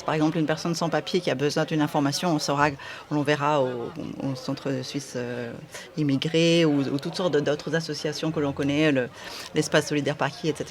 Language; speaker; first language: French; native; French